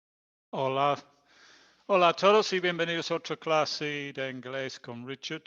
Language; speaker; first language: Spanish; non-native, fluent; English